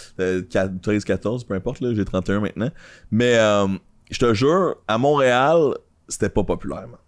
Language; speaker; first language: French; native; French